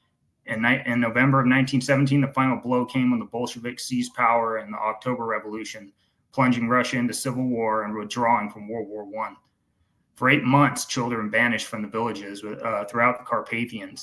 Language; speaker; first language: English; native; English